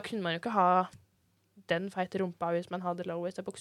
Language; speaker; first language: Norwegian; native; Norwegian